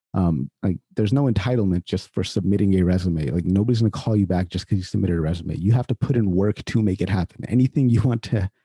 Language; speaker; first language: English; early bilingual, other home language; Hindi